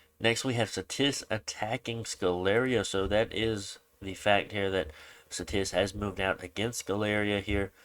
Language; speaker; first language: English; native; English